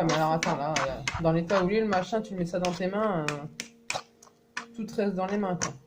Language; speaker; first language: French; native; French